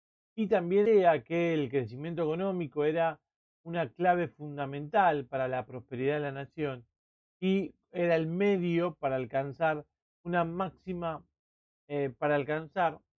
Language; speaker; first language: Spanish; native; Spanish